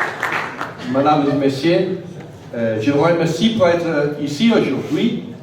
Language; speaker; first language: French; non-native, fluent; Italian